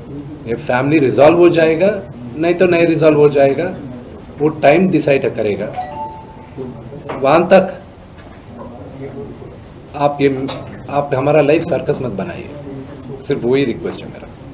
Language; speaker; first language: Hindi; non-native, local second language; Telugu